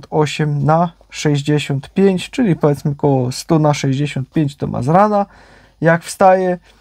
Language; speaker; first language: Polish; native; Polish